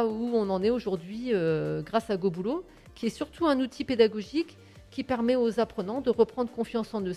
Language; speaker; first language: French; native; French